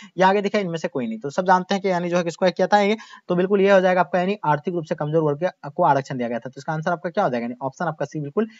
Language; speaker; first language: Hindi; native; Hindi